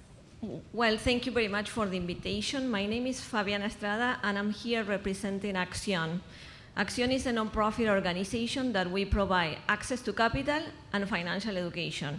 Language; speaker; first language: English; non-native, fluent; Spanish